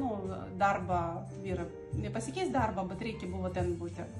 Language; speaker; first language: Lithuanian; non-native, learner; Russian